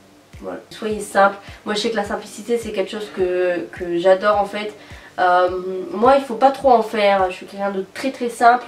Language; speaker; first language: French; native; French